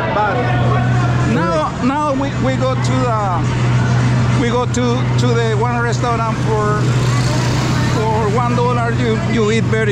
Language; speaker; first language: English; non-native, learner; Spanish